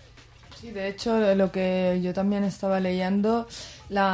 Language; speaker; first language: Spanish; native; Spanish